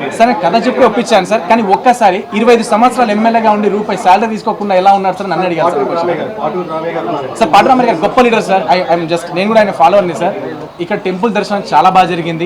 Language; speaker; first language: Telugu; native; Telugu